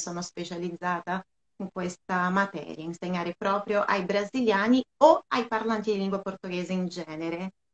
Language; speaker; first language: Italian; non-native, fluent; Portuguese